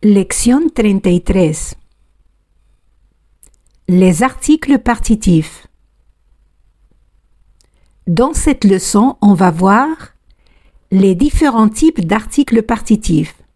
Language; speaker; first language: French; non-native, fluent; Spanish